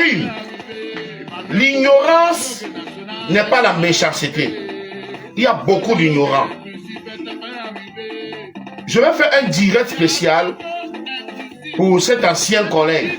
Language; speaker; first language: French; native; French